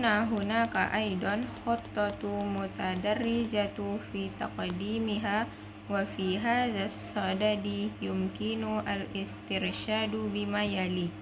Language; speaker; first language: Arabic; non-native, learner; Indonesian